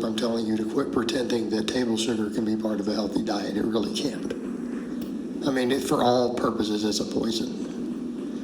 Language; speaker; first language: English; native; English